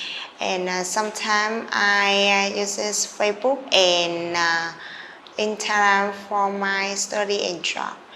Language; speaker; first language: English; non-native, learner; Vietnamese